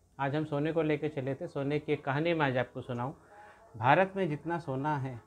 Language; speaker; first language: Hindi; native; Hindi